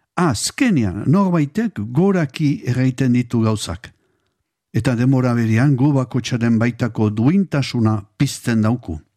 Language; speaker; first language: Basque; native; Basque